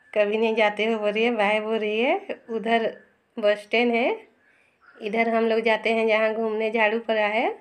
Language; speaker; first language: Hindi; non-native, local second language; Bangla